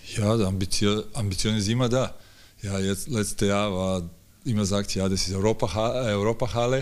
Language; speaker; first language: German; non-native, learner; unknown